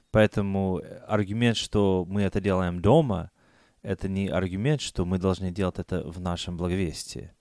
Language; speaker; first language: Russian; non-native, fluent; English